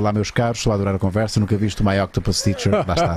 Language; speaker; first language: Portuguese; native; Portuguese